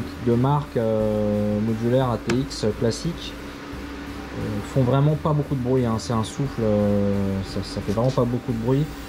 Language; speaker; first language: French; native; French